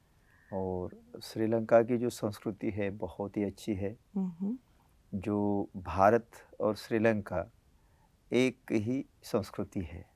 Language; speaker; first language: Hindi; native; Hindi